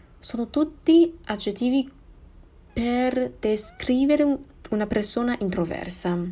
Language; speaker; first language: Italian; non-native, fluent; Chinese